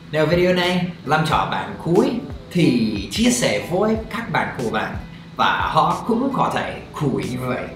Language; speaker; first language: Vietnamese; non-native, fluent; English